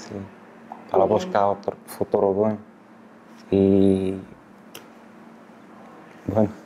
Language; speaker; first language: Spanish; non-native, learner; Arabic